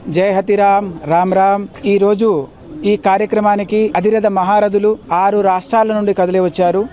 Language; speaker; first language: Telugu; non-native, local second language; Lambadi